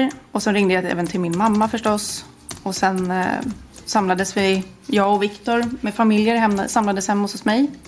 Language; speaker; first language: Swedish; native; Swedish